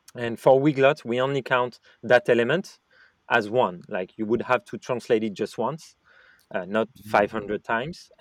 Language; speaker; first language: English; non-native, fluent; French